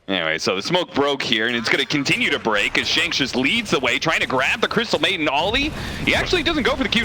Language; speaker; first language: English; native; English